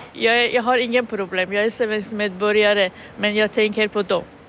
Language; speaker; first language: Swedish; non-native, fluent; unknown